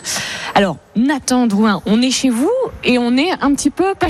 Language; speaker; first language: French; native; French